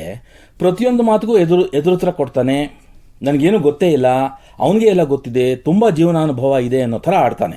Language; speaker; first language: Kannada; native; Kannada